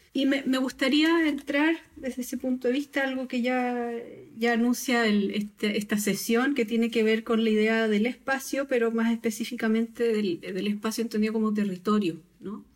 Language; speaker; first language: Spanish; native; Spanish